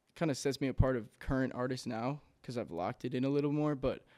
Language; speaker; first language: English; native; English